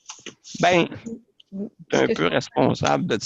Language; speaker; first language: French; native; French